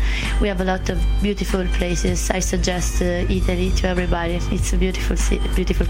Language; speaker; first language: English; non-native, learner; Italian